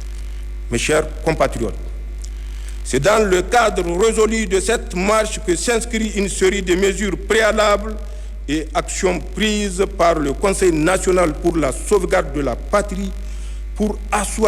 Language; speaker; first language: French; non-native, local second language; Hausa